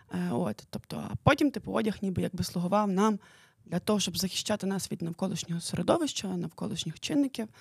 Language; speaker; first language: Ukrainian; native; Ukrainian